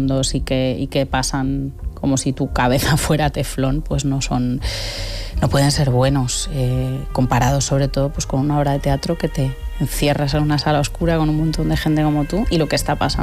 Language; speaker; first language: Spanish; native; Spanish